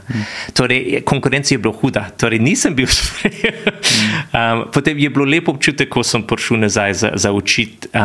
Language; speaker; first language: Slovenian; non-native, fluent; English